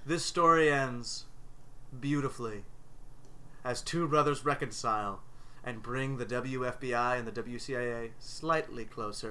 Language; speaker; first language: English; native; English